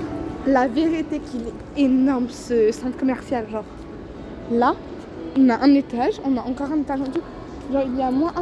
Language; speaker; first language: French; native; French